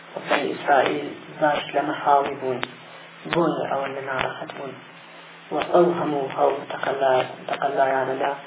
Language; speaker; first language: Central Kurdish; non-native, local second language; Gurani